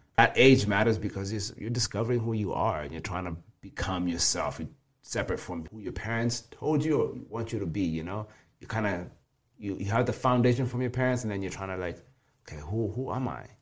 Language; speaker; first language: English; early bilingual, other home language; Swahili